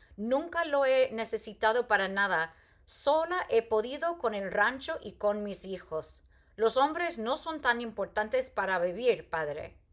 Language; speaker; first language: Spanish; non-native, fluent; English